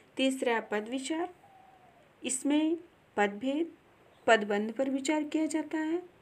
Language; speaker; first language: Hindi; native; Hindi